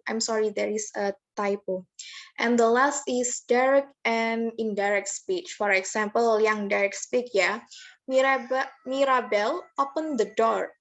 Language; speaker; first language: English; non-native, learner; Indonesian